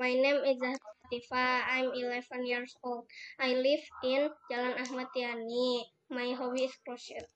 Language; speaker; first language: English; non-native, learner; Indonesian